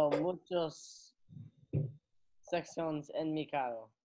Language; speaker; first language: Spanish; non-native, learner; English